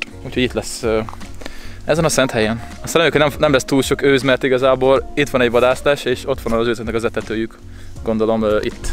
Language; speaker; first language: Hungarian; native; Hungarian